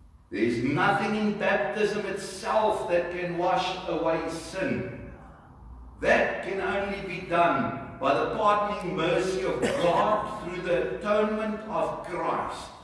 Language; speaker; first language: English; non-native, local second language; Afrikaans